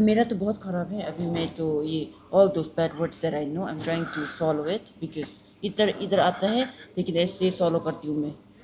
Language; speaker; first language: Hindi; non-native, learner; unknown